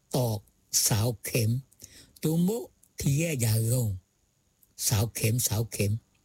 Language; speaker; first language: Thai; non-native, local second language; Malay